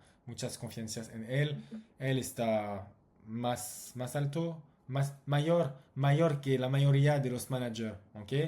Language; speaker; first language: Spanish; non-native, learner; French